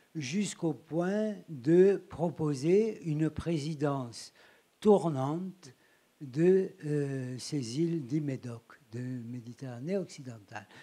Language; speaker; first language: French; native; French